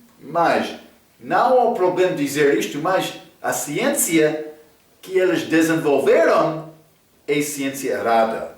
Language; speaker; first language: Portuguese; non-native, fluent; English